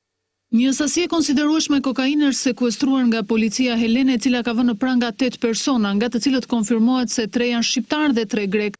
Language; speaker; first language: Albanian; native; Albanian